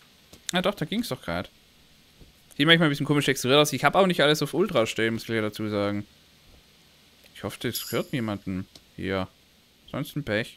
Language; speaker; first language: German; native; German